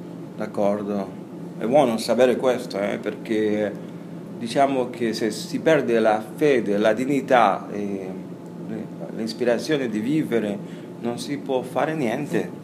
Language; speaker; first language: Italian; non-native, learner; Spanish